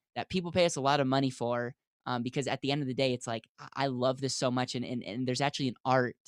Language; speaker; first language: English; native; English